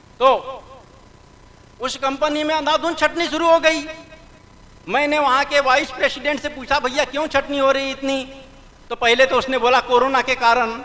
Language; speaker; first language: Hindi; native; Hindi